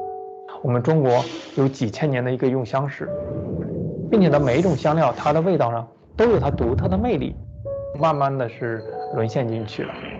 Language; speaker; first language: Chinese; native; Chinese